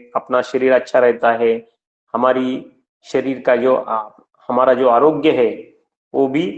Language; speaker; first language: Hindi; non-native, local second language; Marathi